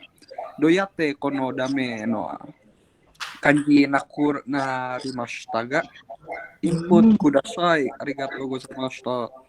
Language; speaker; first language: Japanese; non-native, learner; Indonesian